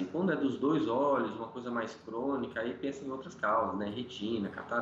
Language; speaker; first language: Portuguese; native; Portuguese